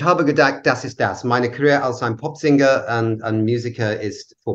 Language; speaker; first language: German; non-native, learner; English